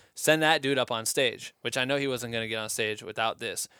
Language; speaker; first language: English; native; English